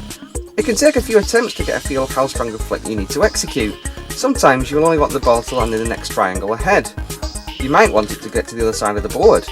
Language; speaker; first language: English; native; English